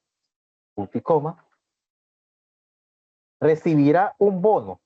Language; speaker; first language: Spanish; native; Spanish